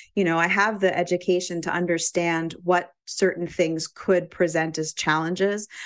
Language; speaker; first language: English; native; English